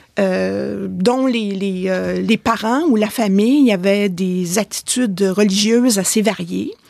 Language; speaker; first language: French; native; French